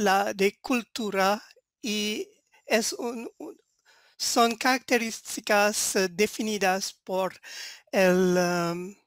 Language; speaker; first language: Spanish; non-native, fluent; French